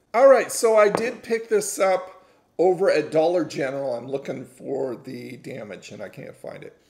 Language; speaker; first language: English; native; English